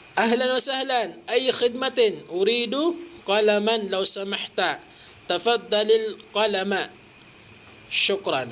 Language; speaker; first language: Arabic; non-native, fluent; Filipino